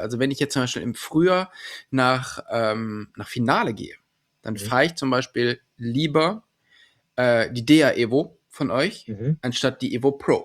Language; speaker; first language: German; native; German